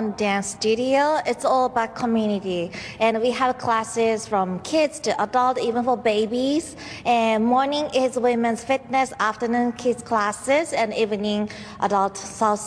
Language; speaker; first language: English; non-native, fluent; Japanese